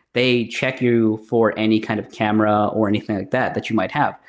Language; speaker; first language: English; early bilingual, other home language; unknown